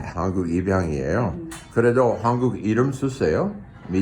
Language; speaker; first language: Korean; non-native, fluent; English